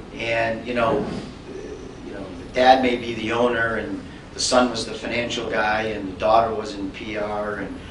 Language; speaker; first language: English; native; English